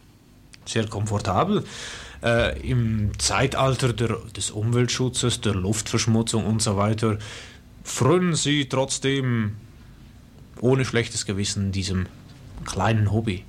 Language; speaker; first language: German; native; German